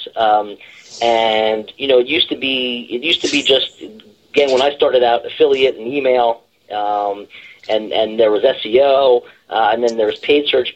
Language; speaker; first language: English; native; English